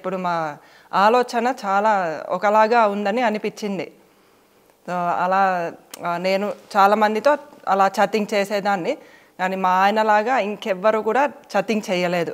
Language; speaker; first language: Telugu; non-native, fluent; Finnish